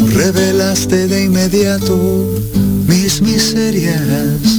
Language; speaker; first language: Spanish; native; Spanish